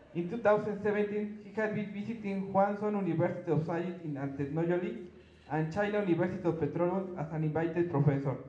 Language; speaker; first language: English; non-native, fluent; Spanish